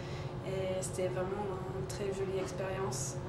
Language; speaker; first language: French; non-native, fluent; English